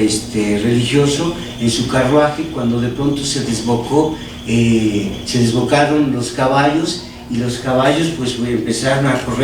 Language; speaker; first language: Spanish; native; Spanish